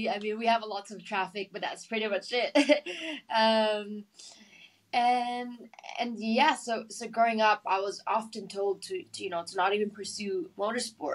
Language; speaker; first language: English; non-native, local second language; Filipino